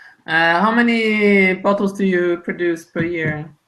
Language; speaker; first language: English; non-native, fluent; Italian